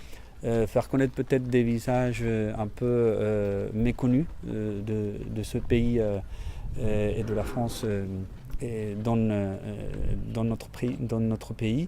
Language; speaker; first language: French; non-native, fluent; Spanish